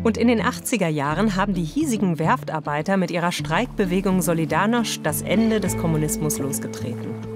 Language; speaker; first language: German; native; German